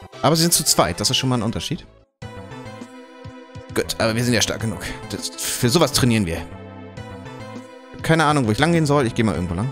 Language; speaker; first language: German; native; German